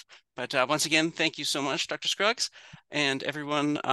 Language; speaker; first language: English; native; English